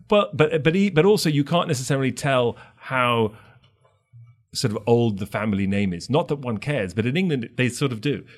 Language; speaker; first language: English; native; English